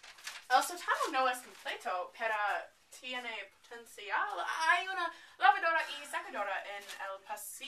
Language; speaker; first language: Spanish; non-native, learner; English